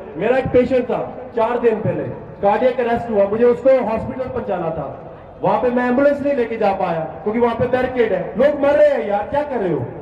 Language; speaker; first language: Hindi; non-native, local second language; Punjabi